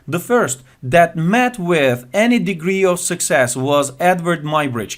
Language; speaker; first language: English; non-native, fluent; Turkish